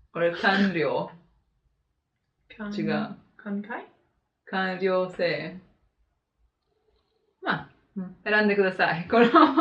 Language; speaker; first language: Japanese; non-native, fluent; Italian